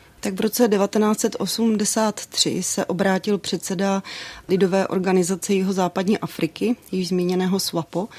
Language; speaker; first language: Czech; native; Czech